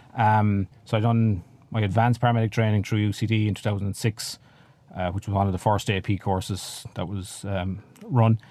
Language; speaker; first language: English; native; English